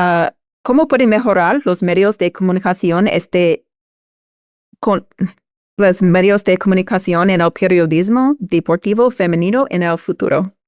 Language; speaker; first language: Spanish; non-native, fluent; English